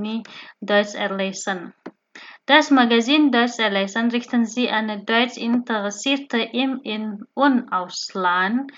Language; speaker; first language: German; non-native, learner; Indonesian